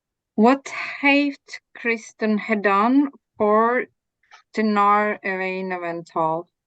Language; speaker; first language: Dutch; non-native, learner; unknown